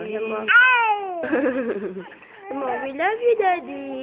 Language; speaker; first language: Filipino; native; Filipino